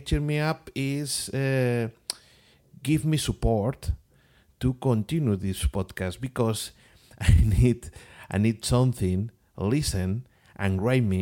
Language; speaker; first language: English; non-native, learner; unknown